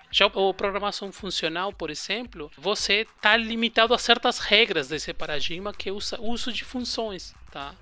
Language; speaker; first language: Portuguese; non-native, fluent; Spanish